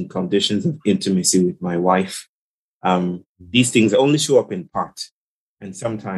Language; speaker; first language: English; non-native, local second language; Yoruba